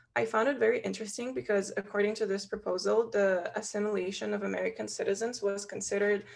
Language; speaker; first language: English; non-native, fluent; Ukrainian